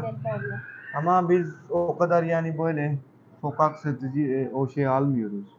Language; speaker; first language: Turkish; non-native, learner; Urdu